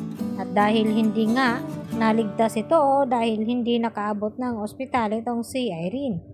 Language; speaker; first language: Filipino; native; Filipino